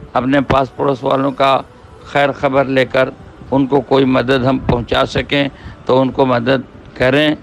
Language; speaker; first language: Urdu; native; Urdu